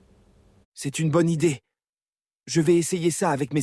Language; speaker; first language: French; non-native, learner; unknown